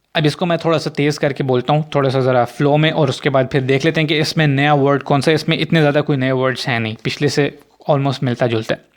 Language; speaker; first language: Urdu; native; Urdu